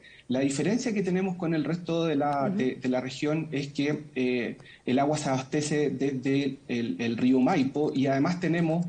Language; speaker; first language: Spanish; native; Spanish